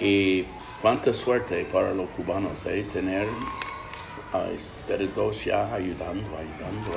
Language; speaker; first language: Spanish; non-native, fluent; English